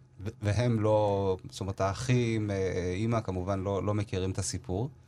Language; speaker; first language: Hebrew; early bilingual, other home language; Amharic